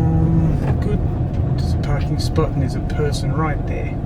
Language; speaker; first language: English; native; English